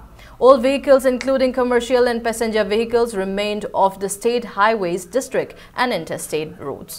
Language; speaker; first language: English; non-native, local second language; Manipuri